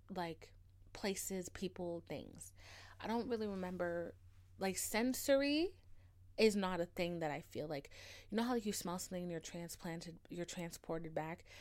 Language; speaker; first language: English; early bilingual, other home language; Haitian Creole